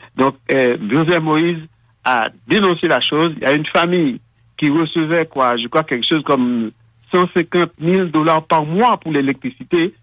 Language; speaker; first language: French; non-native, local second language; Haitian Creole